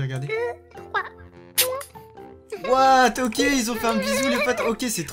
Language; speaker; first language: French; native; French